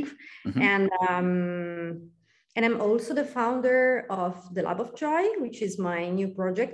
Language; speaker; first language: English; non-native, fluent; Italian